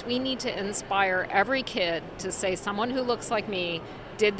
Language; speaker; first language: English; native; English